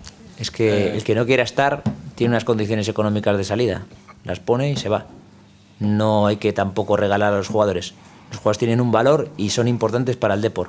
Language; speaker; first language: Spanish; native; Spanish